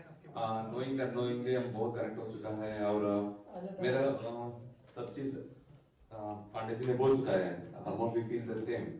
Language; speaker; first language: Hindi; non-native, local second language; Kannada